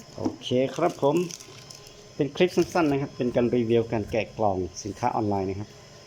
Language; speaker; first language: Thai; non-native, local second language; Hmong